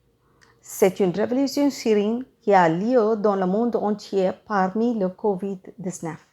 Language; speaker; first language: French; non-native, fluent; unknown